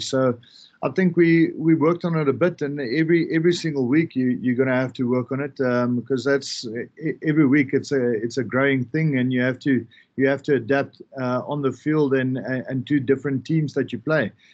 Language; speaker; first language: English; non-native, local second language; Afrikaans